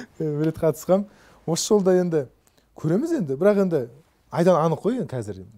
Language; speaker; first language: Kazakh; native; Kazakh